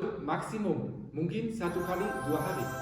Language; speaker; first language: Indonesian; non-native, learner; German